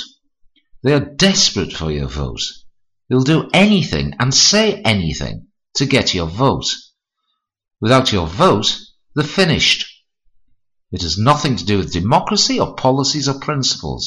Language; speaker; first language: English; native; English